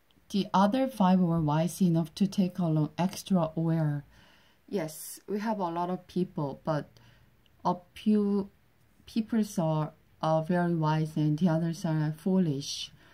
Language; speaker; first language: English; non-native, learner; Korean